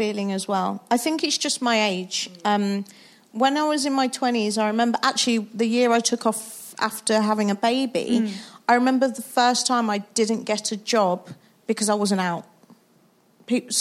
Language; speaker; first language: English; native; English